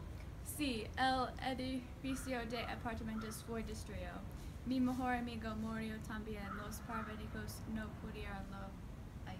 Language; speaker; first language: Spanish; non-native, learner; English